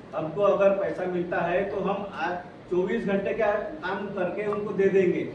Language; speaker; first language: Hindi; non-native, local second language; Marathi